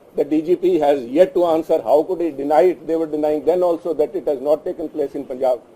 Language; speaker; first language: English; non-native, local second language; Punjabi